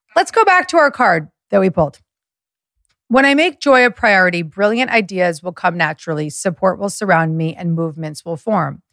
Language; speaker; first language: English; early bilingual, other home language; German